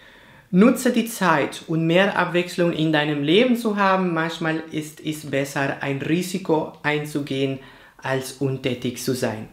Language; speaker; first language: German; non-native, fluent; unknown